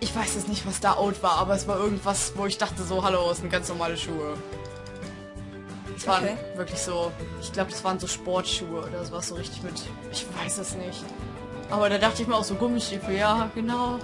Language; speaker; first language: German; native; German